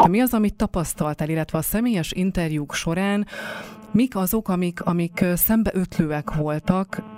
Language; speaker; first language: Hungarian; native; Hungarian